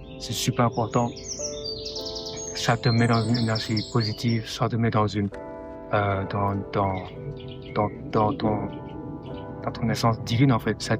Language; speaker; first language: French; non-native, local second language; Wolof